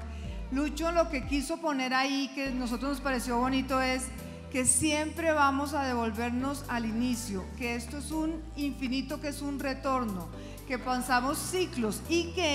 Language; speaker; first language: Spanish; native; Spanish